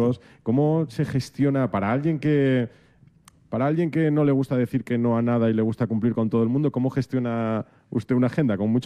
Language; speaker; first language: Spanish; native; Spanish